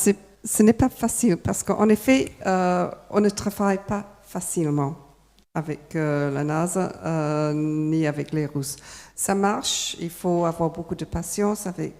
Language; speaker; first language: French; non-native, fluent; English